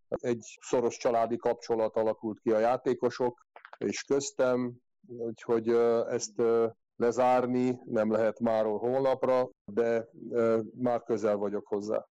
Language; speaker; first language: Hungarian; native; Hungarian